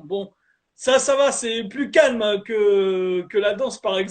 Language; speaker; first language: French; native; French